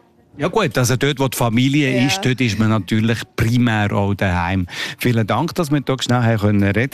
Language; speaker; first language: German; native; German